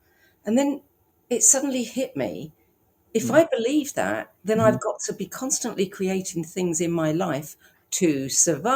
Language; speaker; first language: English; native; English